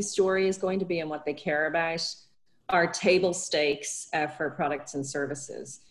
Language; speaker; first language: English; native; English